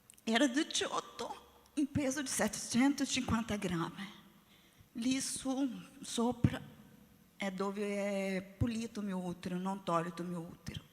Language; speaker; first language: Italian; non-native, learner; Portuguese